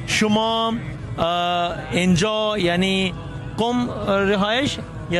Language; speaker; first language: Persian; non-native, learner; Urdu